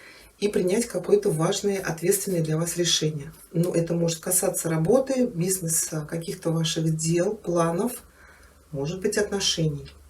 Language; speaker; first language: Russian; native; Russian